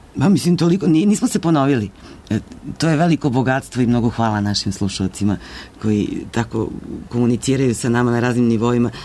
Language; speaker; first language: Serbian; native; Serbian